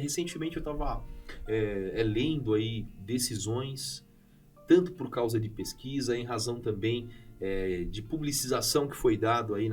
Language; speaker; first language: Portuguese; native; Portuguese